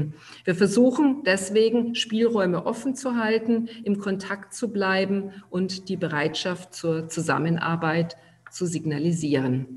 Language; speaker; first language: German; native; German